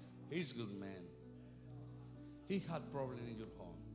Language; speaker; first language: English; non-native, learner; Spanish